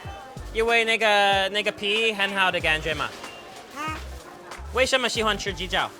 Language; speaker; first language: Chinese; non-native, fluent; English